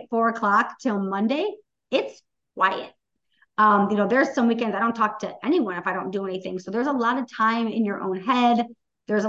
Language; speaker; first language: English; native; English